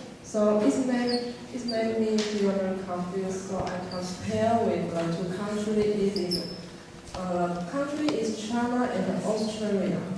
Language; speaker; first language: English; non-native, learner; Chinese